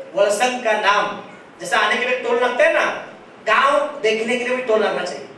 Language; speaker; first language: Hindi; non-native, local second language; Marathi